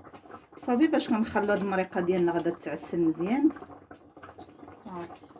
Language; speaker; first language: Arabic; native; Arabic